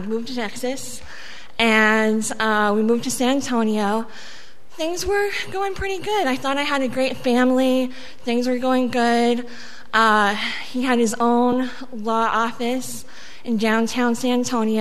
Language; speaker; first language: English; early bilingual, other home language; Spanish